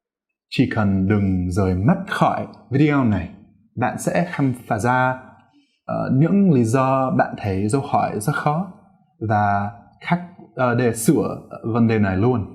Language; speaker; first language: Vietnamese; non-native, fluent; English